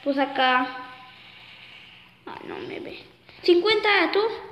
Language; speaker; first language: Spanish; native; Spanish